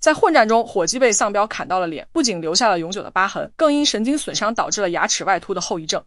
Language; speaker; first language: Chinese; native; Chinese